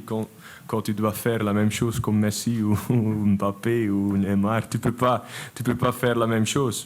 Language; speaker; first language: French; non-native, local second language; Dutch